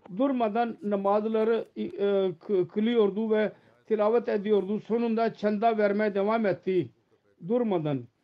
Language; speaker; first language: Turkish; non-native, fluent; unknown